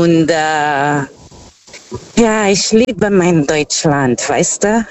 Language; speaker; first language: German; non-native, fluent; Portuguese